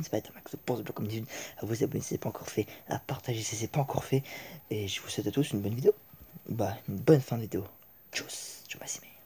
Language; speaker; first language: French; native; French